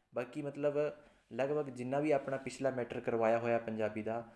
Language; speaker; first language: Hindi; non-native, local second language; Punjabi